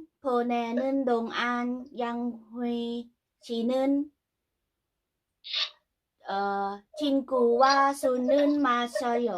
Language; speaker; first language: Korean; non-native, learner; Thai